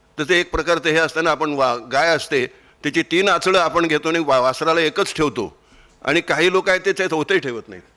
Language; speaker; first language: Marathi; native; Marathi